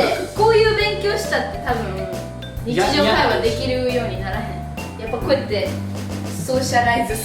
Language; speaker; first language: Japanese; native; Japanese